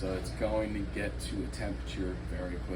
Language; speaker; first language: English; native; English